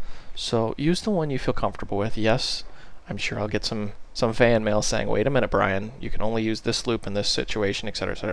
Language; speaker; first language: English; native; English